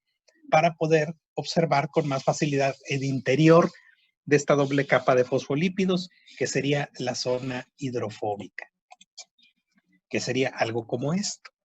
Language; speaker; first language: Spanish; native; Spanish